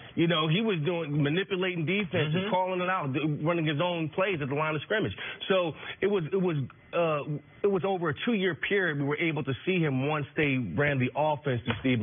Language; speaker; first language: English; native; English